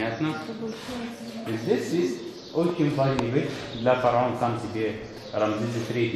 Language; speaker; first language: Russian; non-native, fluent; Arabic